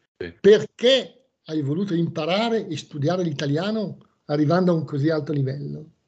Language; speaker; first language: Italian; native; Italian